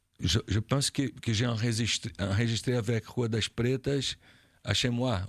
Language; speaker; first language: French; non-native, learner; Portuguese